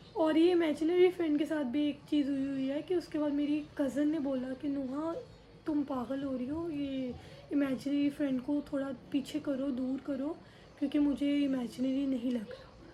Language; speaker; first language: Hindi; early bilingual, heritage; Urdu